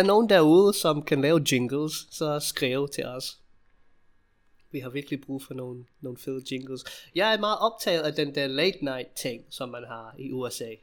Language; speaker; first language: Danish; non-native, fluent; English